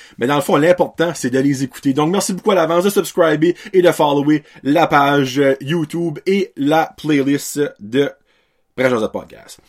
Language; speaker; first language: French; native; French